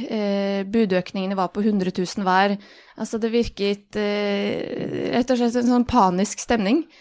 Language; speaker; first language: Norwegian; early bilingual, other home language; Bosnian